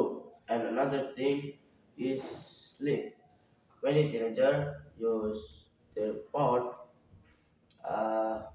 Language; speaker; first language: English; non-native, learner; Indonesian